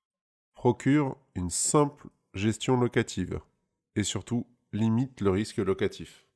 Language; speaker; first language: French; native; French